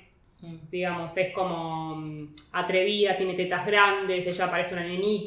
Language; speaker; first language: Spanish; native; Spanish